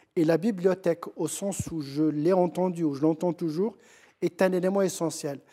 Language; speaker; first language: French; non-native, local second language; Central Atlas Tamazight